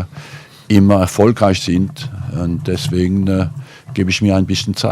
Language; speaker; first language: German; non-native, fluent; French